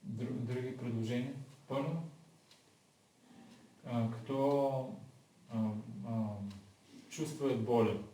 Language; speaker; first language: Russian; non-native, learner; Bulgarian